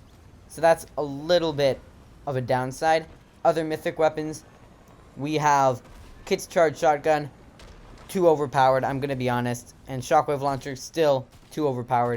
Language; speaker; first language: English; native; English